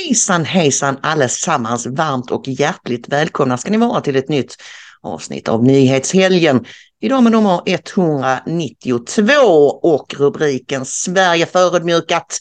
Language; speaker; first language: Swedish; native; Swedish